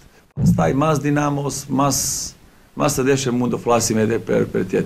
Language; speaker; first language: Albanian; non-native, learner; Croatian